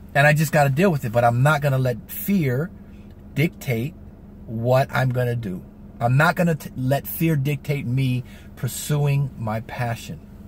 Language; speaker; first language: English; native; English